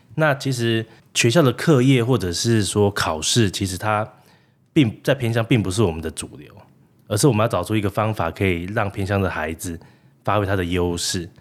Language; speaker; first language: Chinese; native; Chinese